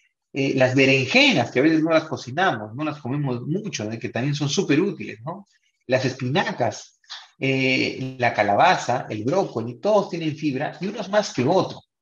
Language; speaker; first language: Spanish; native; Spanish